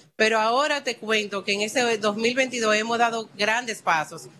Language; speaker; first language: Spanish; native; Spanish